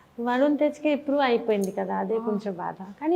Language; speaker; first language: Telugu; non-native, learner; Bangla